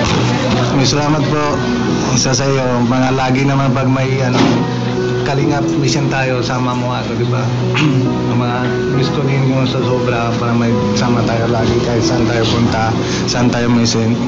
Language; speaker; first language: Filipino; non-native, learner; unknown